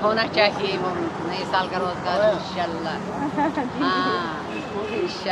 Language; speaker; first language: Hindi; non-native, local second language; Kashmiri